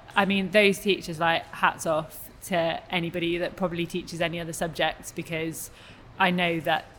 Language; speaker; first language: English; native; English